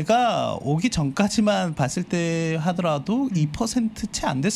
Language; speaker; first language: Korean; native; Korean